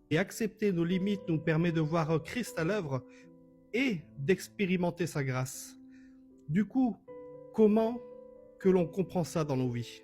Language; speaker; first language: French; native; French